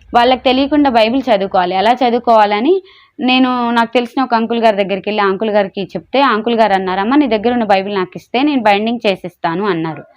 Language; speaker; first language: Telugu; non-native, local second language; Urdu